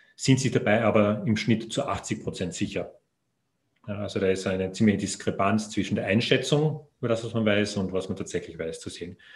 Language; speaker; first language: German; native; German